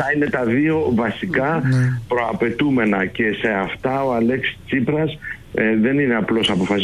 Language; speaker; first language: Greek; native; Greek